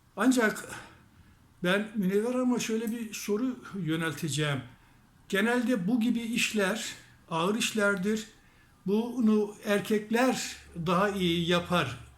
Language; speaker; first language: Turkish; native; Turkish